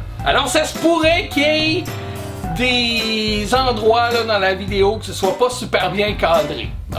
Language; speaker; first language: French; native; French